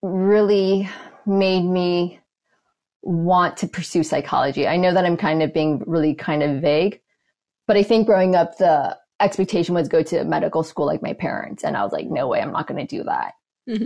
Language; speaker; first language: English; native; English